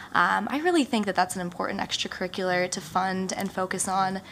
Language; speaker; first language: English; early bilingual, other home language; Japanese